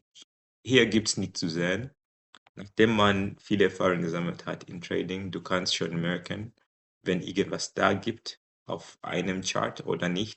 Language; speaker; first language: German; non-native, fluent; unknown